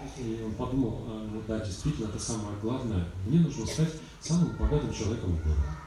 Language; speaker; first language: Russian; native; Russian